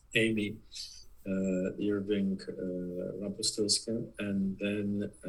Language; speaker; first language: English; non-native, fluent; Polish